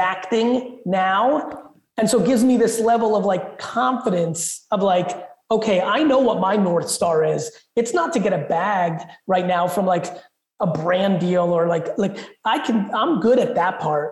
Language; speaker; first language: English; early bilingual, other home language; Russian